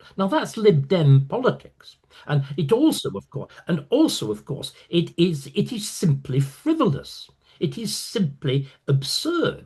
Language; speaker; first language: English; native; English